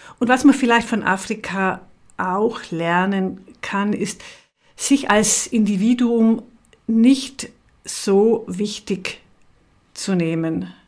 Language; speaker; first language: German; native; German